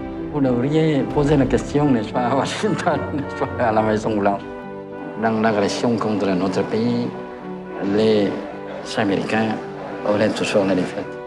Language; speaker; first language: French; non-native, local second language; Vietnamese